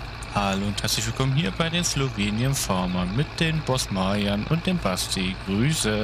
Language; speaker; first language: German; native; German